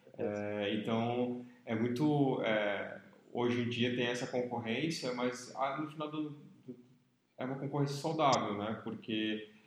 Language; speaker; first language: Portuguese; native; Portuguese